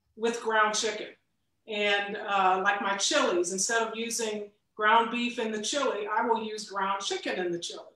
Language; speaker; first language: English; native; English